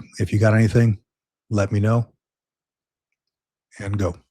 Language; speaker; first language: English; native; English